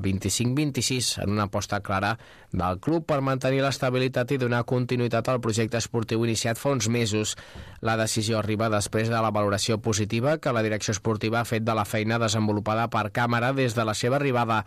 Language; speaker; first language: Catalan; native; Catalan